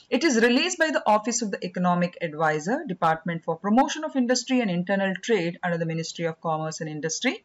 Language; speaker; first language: English; non-native, local second language; Kannada